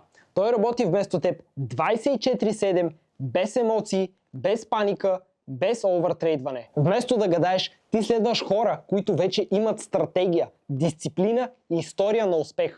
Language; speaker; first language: Bulgarian; native; Bulgarian